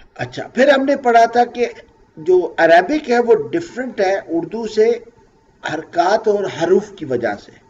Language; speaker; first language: Urdu; native; Urdu